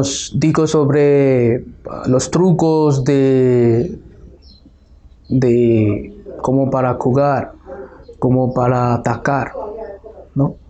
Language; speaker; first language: Spanish; non-native, fluent; Bangla